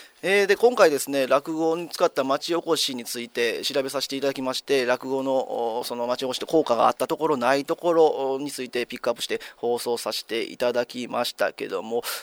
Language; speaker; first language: Japanese; native; Japanese